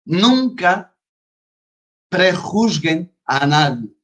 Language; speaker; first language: Spanish; non-native, fluent; Portuguese